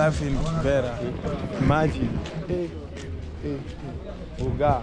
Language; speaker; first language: English; non-native, learner; Swahili